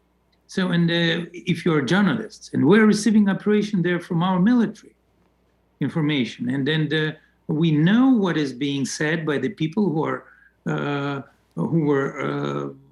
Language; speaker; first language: English; non-native, fluent; Russian